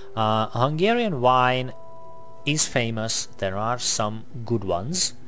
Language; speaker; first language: English; non-native, fluent; Hungarian